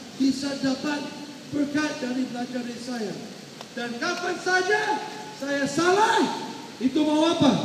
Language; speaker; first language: Indonesian; non-native, learner; English